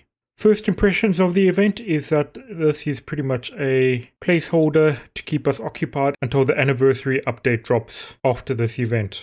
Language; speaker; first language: English; native; English